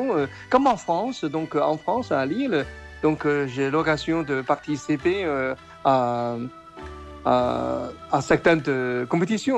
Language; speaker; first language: French; non-native, learner; Chinese